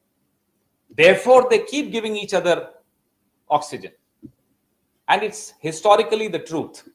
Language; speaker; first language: English; non-native, local second language; Hindi